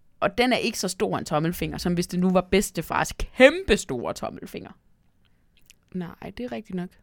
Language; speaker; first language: Danish; native; Danish